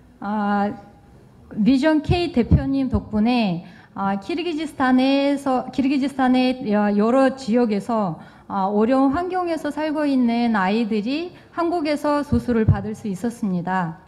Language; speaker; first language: Korean; non-native, fluent; Kyrgyz